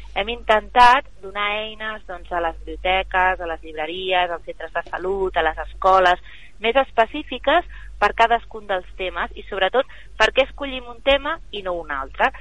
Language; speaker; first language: Catalan; native; Catalan